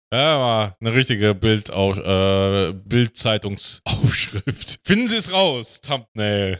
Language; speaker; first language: German; early bilingual, other home language; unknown